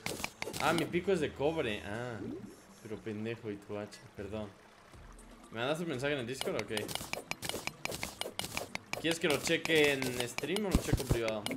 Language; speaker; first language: Spanish; native; Spanish